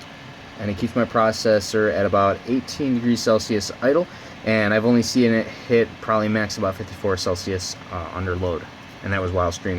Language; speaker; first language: English; native; English